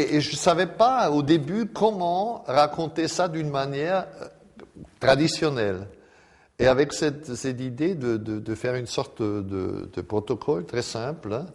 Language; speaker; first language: French; non-native, fluent; German